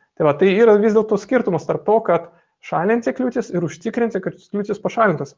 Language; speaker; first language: Lithuanian; non-native, local second language; Russian